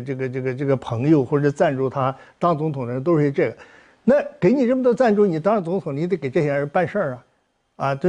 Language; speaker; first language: Chinese; native; Chinese